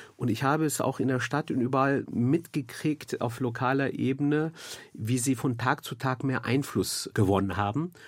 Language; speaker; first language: German; early bilingual, other home language; Turkish